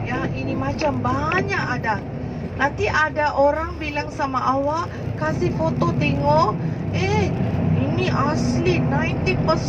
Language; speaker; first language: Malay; non-native, learner; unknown